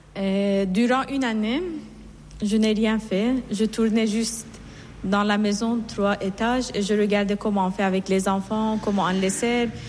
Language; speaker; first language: French; non-native, fluent; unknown